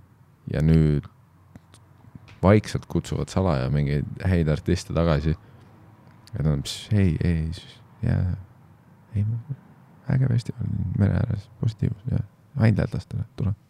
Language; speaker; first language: Estonian; native; Estonian